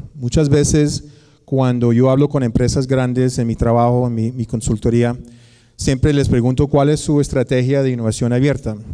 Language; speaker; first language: Spanish; early bilingual, heritage; Spanish